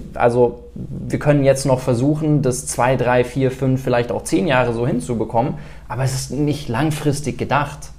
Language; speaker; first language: German; native; German